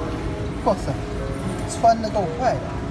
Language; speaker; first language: Chinese; native; Chinese